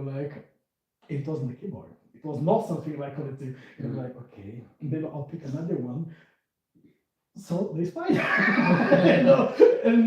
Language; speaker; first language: English; non-native, fluent; Portuguese